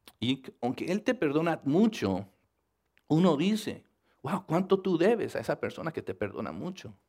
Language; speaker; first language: Spanish; early bilingual, heritage; Spanish